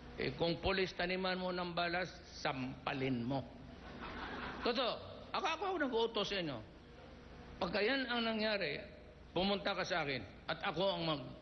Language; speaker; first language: Filipino; non-native, local second language; Cebuano